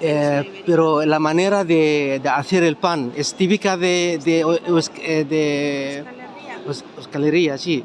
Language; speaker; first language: Spanish; non-native, learner; Arabic